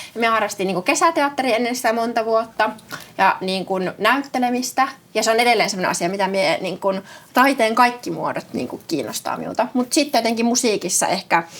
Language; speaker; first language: Finnish; native; Finnish